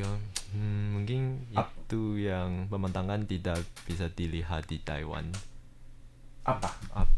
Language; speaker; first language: Indonesian; early bilingual, heritage; Indonesian